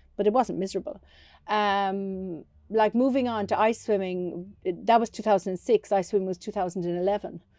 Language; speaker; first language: English; native; English